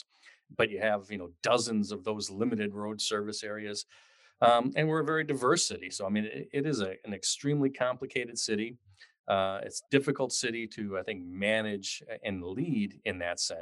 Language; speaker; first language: English; native; English